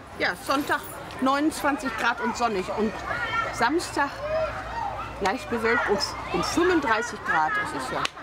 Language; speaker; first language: German; native; German